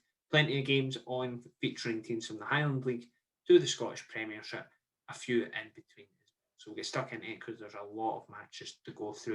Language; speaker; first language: English; native; English